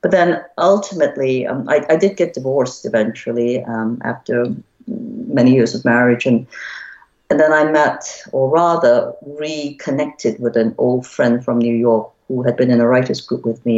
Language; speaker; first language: English; non-native, local second language; Cantonese